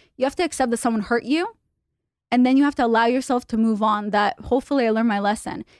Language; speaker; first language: English; non-native, fluent; Hebrew